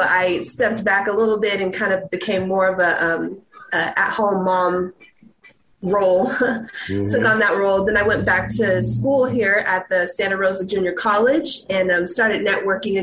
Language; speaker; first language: English; native; English